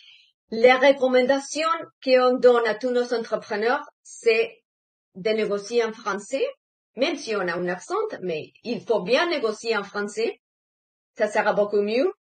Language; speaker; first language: French; non-native, fluent; Spanish